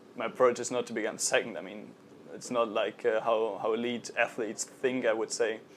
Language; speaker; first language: English; non-native, fluent; German